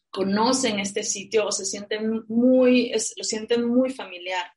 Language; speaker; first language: Spanish; native; Spanish